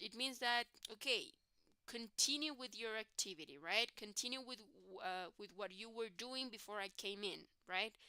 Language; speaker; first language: English; non-native, fluent; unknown